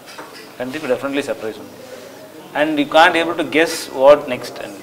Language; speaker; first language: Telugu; non-native, learner; Tamil